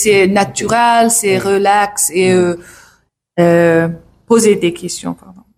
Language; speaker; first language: French; non-native, learner; English